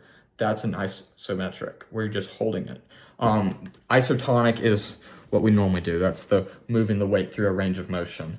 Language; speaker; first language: English; native; English